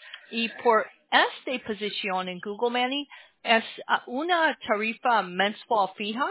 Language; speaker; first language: Spanish; non-native, learner; English